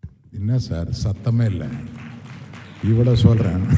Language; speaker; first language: Tamil; non-native, local second language; Telugu